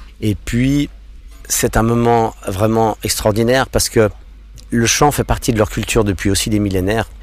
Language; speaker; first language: French; non-native, local second language; English